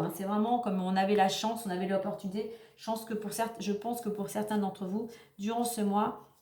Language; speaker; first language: French; native; French